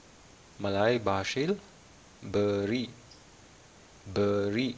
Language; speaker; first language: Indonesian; non-native, fluent; Malayalam